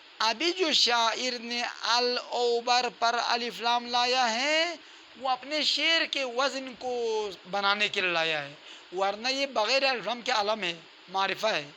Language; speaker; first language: Urdu; non-native, local second language; Balti